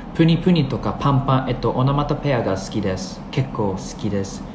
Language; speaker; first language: Japanese; non-native, fluent; English